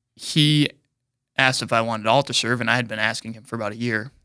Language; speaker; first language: English; native; English